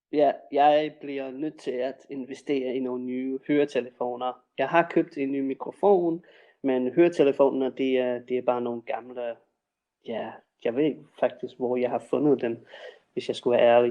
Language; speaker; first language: Danish; non-native, fluent; English